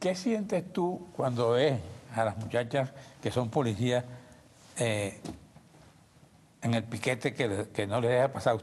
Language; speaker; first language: Spanish; native; Spanish